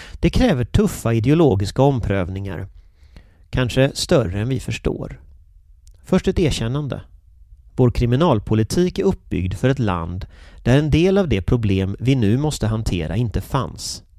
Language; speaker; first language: Swedish; native; Swedish